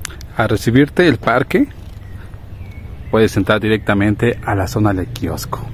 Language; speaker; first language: Spanish; native; Spanish